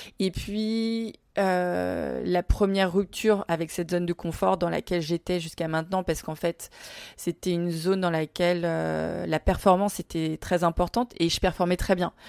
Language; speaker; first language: French; early bilingual, other home language; Vietnamese